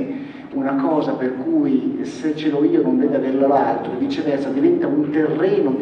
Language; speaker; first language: Italian; native; Italian